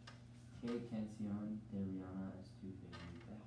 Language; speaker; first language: Spanish; non-native, learner; English